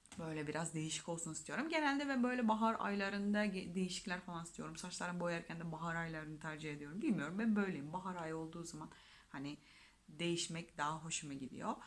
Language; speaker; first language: Turkish; non-native, fluent; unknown